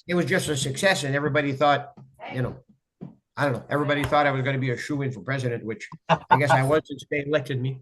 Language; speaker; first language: English; native; English